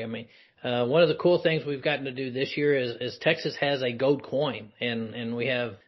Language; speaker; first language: English; native; English